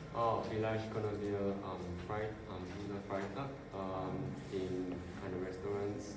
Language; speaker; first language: German; non-native, learner; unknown